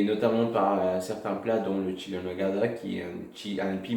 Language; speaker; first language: French; non-native, fluent; Spanish